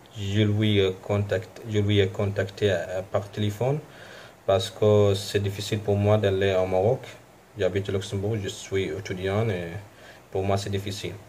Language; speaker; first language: French; non-native, fluent; Arabic